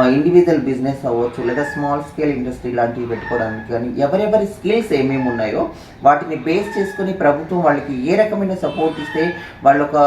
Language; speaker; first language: Telugu; native; Telugu